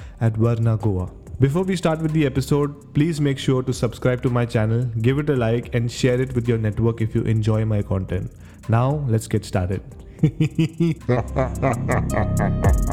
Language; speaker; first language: English; non-native, local second language; Konkani